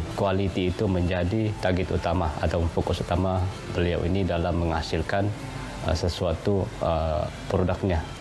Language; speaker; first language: Malay; non-native, local second language; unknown